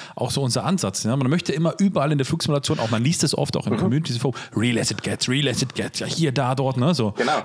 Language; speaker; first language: German; native; German